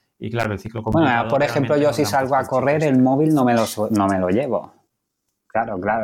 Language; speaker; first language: Spanish; native; Spanish